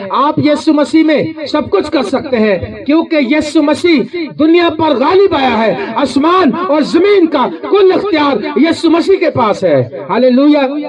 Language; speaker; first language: Urdu; non-native, local second language; Punjabi